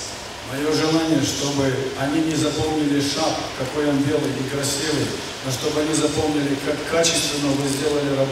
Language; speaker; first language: Russian; native; Russian